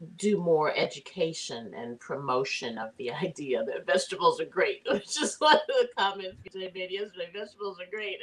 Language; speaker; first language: English; native; English